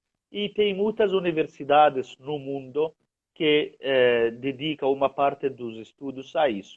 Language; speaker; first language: Portuguese; non-native, fluent; Arabic